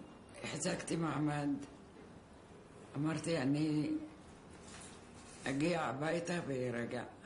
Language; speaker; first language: Hebrew; non-native, fluent; Arabic